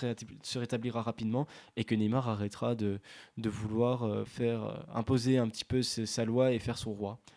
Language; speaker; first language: French; native; French